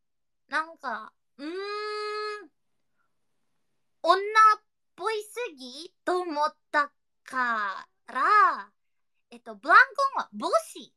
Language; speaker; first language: Japanese; non-native, learner; Indonesian